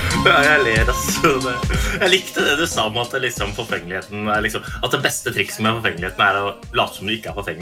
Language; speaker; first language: Norwegian; native; Norwegian